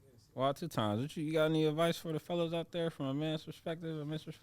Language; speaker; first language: English; native; English